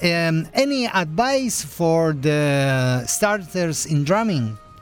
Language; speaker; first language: English; non-native, fluent; Spanish